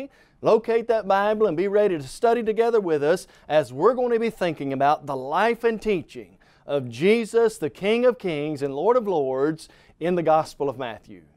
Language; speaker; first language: English; native; English